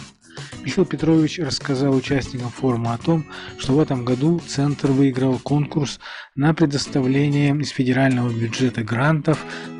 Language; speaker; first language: Russian; native; Russian